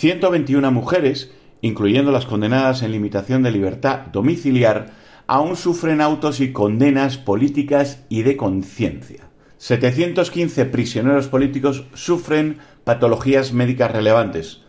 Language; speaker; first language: Spanish; native; Spanish